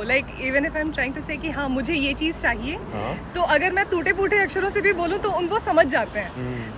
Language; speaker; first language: Hindi; native; Hindi